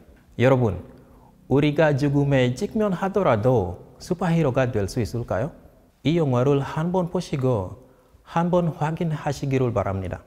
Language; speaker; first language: Korean; non-native, fluent; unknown